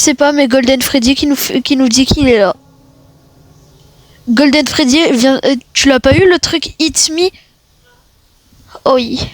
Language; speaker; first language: French; native; French